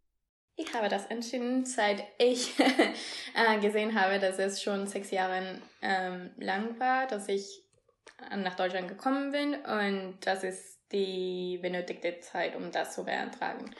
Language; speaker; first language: German; non-native, fluent; Spanish